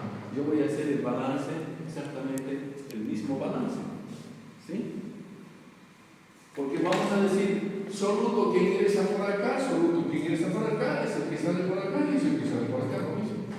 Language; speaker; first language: Spanish; native; Spanish